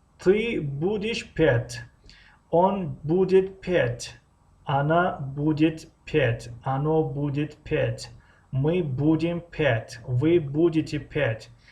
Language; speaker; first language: Russian; non-native, fluent; Tajik